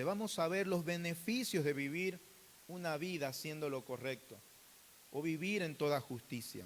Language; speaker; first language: Spanish; native; Spanish